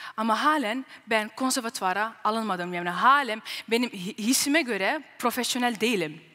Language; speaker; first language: Turkish; early bilingual, heritage; Turkish